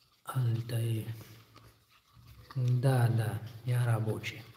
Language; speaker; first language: Russian; non-native, learner; Tajik